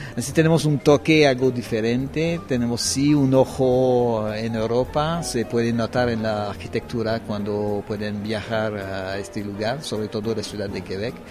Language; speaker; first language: Spanish; non-native, fluent; French